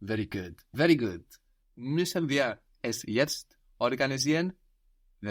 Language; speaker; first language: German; non-native, fluent; English